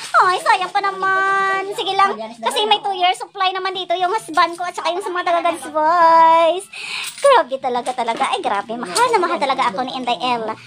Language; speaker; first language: Filipino; non-native, local second language; Hiligaynon